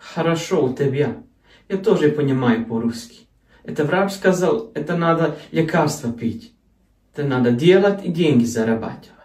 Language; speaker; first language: Russian; non-native, learner; Serbian